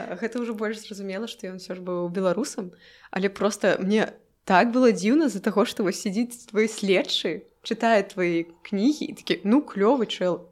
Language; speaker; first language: Belarusian; non-native, local second language; Russian